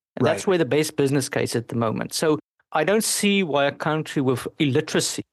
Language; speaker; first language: English; non-native, local second language; Afrikaans